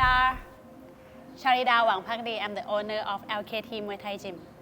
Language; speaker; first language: English; non-native, fluent; Thai